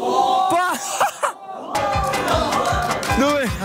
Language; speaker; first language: Korean; native; Korean